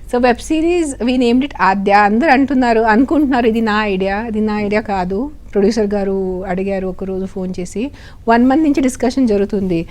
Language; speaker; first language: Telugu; non-native, fluent; Marathi